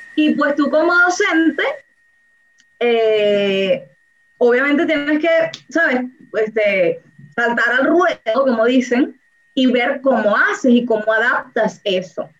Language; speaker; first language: Spanish; native; Spanish